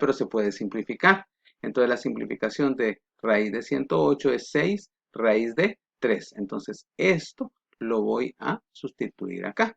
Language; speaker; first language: Spanish; native; Spanish